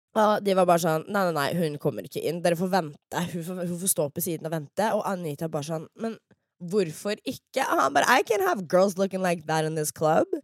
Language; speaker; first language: Norwegian; early bilingual, other home language; English